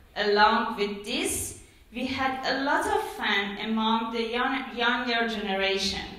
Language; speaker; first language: English; non-native, fluent; Persian